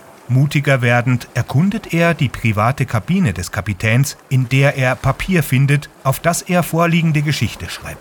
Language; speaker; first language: German; native; German